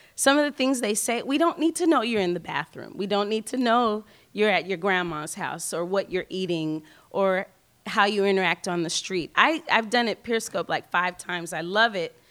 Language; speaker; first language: English; native; English